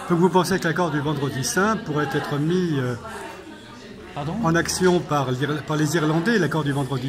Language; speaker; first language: French; native; French